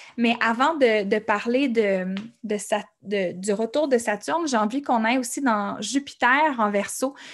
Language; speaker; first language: French; native; French